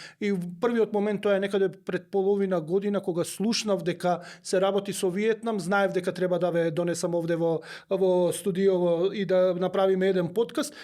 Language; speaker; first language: Macedonian; native; Macedonian